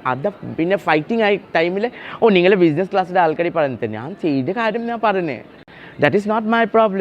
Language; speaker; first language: Malayalam; non-native, fluent; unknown